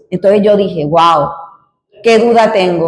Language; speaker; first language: Spanish; native; Spanish